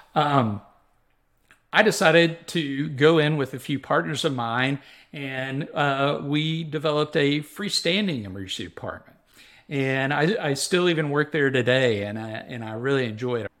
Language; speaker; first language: English; native; English